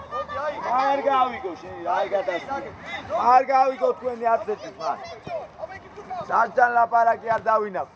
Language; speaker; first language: Georgian; native; Georgian